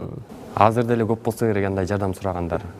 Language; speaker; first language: Kyrgyz; native; Kyrgyz